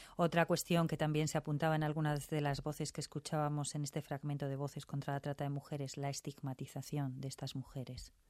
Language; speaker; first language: Spanish; native; Spanish